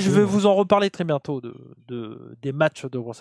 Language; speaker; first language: French; native; French